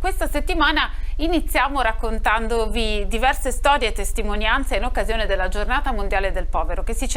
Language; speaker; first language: Italian; native; Italian